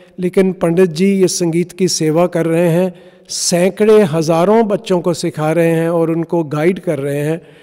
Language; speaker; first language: Hindi; non-native, local second language; Punjabi